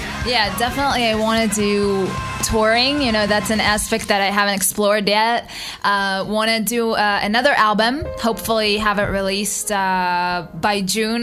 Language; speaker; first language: English; non-native, fluent; Hebrew